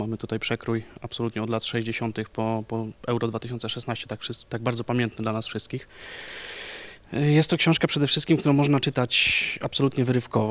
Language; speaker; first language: Polish; native; Polish